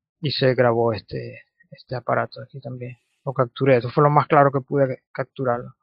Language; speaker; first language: Spanish; native; Spanish